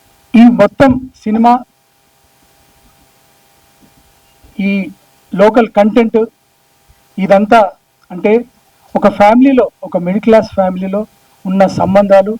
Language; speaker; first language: Telugu; native; Telugu